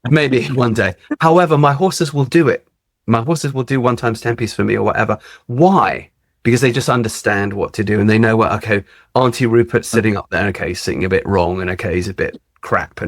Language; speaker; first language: English; native; English